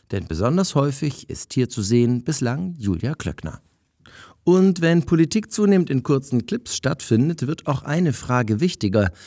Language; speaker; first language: German; native; German